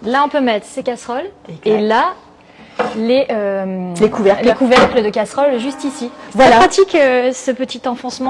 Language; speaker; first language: French; native; French